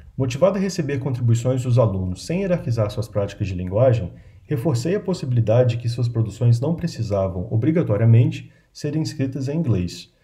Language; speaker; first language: Portuguese; native; Portuguese